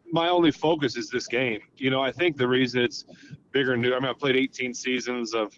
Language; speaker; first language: English; native; English